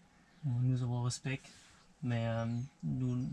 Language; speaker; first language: French; non-native, learner; German